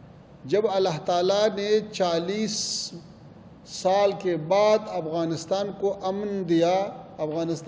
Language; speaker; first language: Hindi; non-native, fluent; Pashto